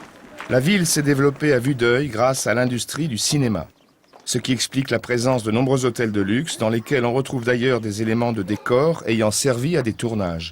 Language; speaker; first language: French; native; French